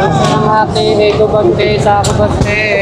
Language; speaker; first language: Filipino; native; Filipino